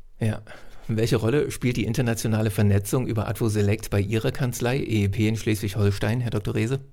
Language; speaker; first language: German; native; German